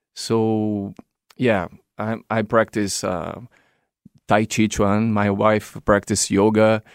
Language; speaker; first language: English; non-native, fluent; Portuguese